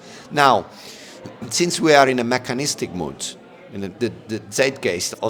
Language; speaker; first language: English; non-native, fluent; Italian